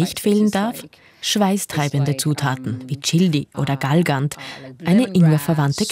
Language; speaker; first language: German; native; German